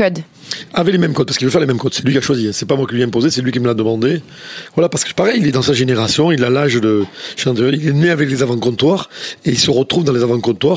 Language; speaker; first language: French; native; French